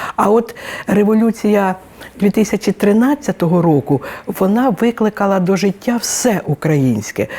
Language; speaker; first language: Ukrainian; native; Ukrainian